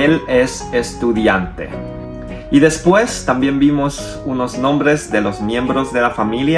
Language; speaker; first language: Spanish; non-native, fluent; Chinese